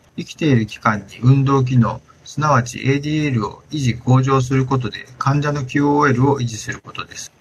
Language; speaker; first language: Japanese; native; Japanese